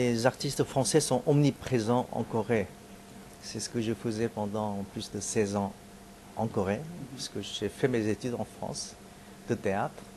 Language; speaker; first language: French; non-native, fluent; Korean